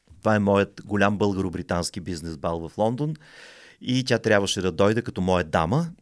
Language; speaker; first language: Bulgarian; native; Bulgarian